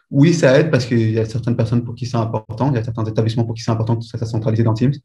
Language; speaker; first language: French; native; French